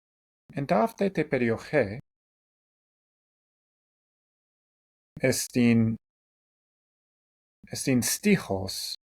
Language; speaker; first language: Greek; non-native, fluent; English